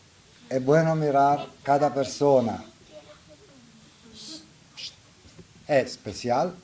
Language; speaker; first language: Spanish; non-native, learner; Italian